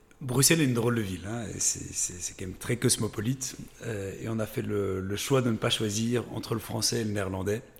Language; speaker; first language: French; native; French